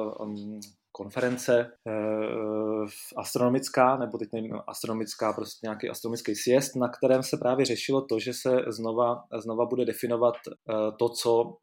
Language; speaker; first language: Czech; native; Czech